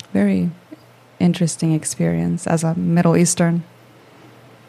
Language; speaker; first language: English; non-native, fluent; Swedish